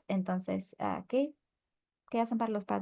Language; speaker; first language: Spanish; non-native, fluent; English